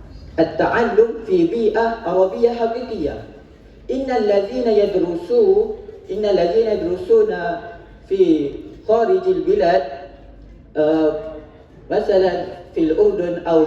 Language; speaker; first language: Arabic; non-native, learner; Malay